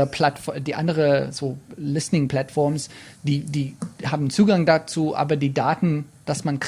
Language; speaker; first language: German; non-native, fluent; English